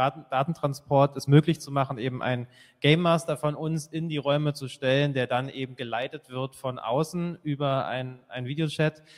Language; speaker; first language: German; native; German